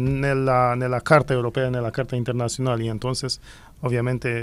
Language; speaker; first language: Spanish; non-native, fluent; Romanian